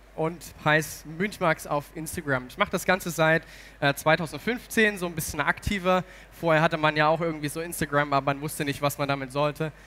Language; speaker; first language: German; native; German